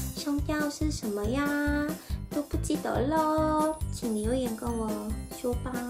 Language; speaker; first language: Chinese; non-native, fluent; Korean